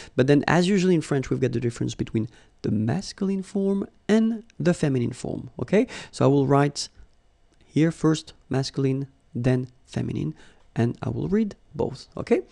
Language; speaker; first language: English; non-native, fluent; French